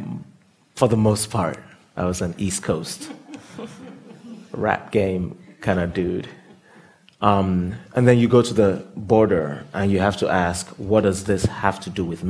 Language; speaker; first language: English; non-native, local second language; Yoruba